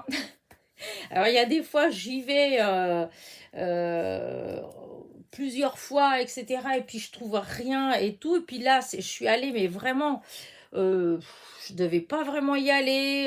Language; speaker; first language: French; native; French